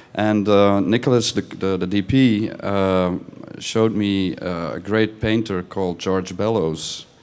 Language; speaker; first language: English; non-native, fluent; Dutch